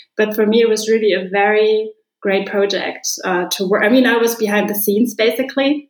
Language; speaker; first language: English; non-native, fluent; German